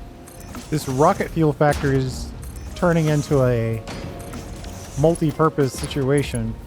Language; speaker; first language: English; native; English